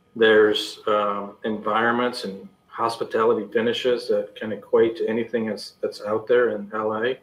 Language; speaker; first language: English; native; English